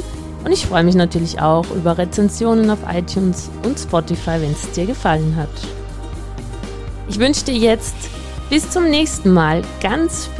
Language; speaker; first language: German; native; German